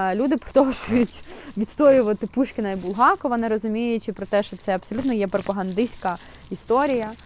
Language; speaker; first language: Ukrainian; non-native, local second language; Russian